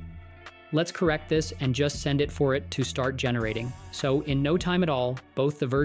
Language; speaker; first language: English; native; English